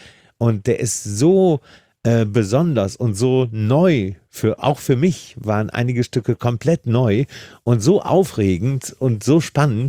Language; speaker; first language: German; native; German